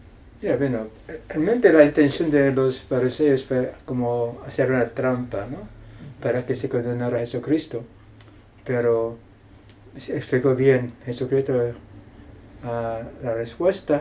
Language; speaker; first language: Spanish; non-native, fluent; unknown